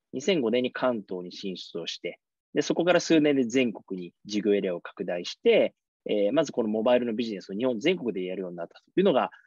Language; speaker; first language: Japanese; native; Japanese